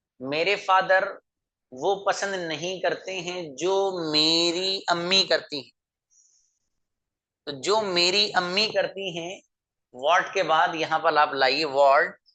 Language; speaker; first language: Hindi; native; Hindi